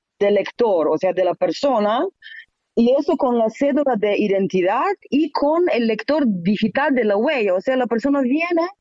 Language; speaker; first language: Spanish; non-native, fluent; Slovenian